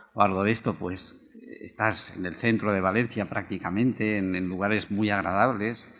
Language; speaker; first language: Spanish; native; Spanish